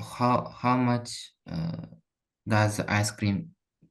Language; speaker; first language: English; non-native, learner; Uzbek